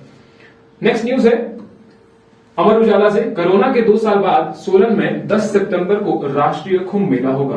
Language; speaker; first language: Hindi; native; Hindi